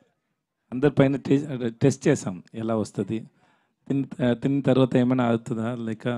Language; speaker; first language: Telugu; non-native, learner; Tamil